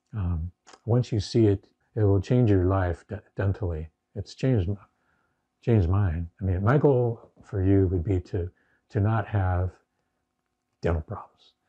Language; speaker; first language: English; native; English